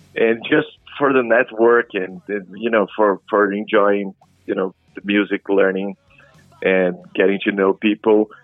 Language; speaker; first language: English; non-native, fluent; Portuguese